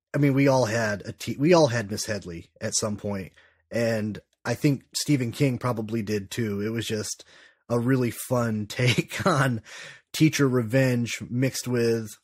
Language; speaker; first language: English; native; English